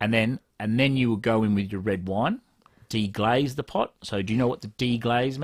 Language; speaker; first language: English; native; English